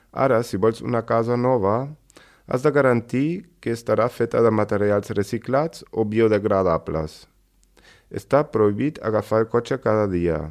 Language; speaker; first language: Catalan; native; Catalan